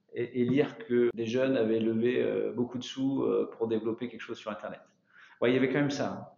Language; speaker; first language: French; native; French